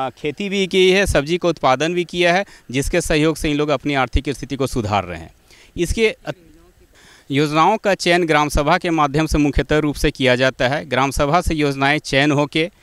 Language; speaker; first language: Hindi; native; Hindi